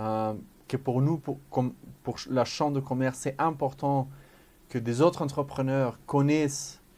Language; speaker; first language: French; non-native, fluent; Spanish